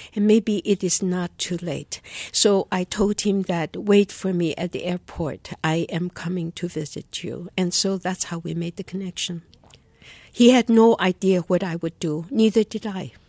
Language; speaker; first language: English; non-native, fluent; Chinese